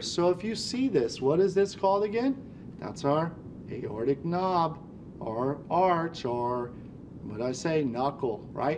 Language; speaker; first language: English; native; English